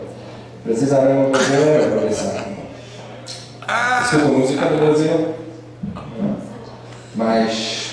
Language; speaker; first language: Portuguese; non-native, learner; English